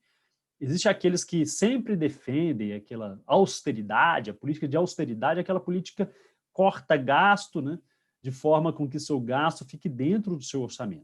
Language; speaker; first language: Portuguese; native; Portuguese